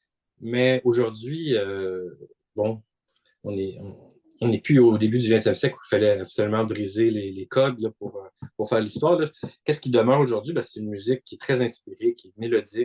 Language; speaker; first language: French; native; French